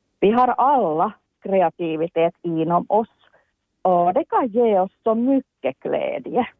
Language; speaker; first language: Swedish; non-native, local second language; Finnish